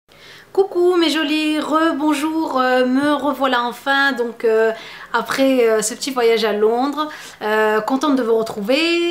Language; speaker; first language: French; native; French